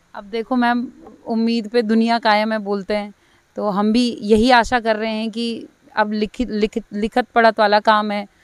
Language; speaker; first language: Hindi; native; Hindi